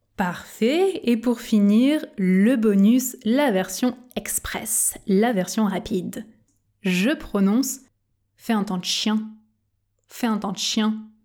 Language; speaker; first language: French; native; French